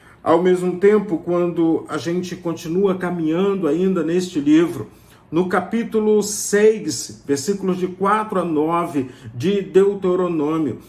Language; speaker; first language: Portuguese; native; Portuguese